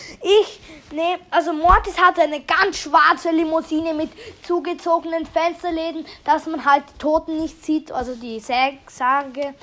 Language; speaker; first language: German; native; German